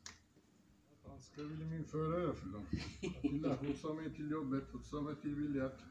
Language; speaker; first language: Swedish; non-native, fluent; Turkish